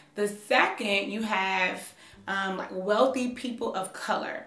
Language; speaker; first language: English; native; English